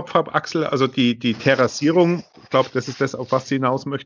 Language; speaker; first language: German; native; German